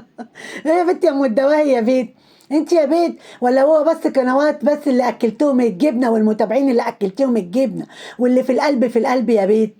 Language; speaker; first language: Arabic; native; Arabic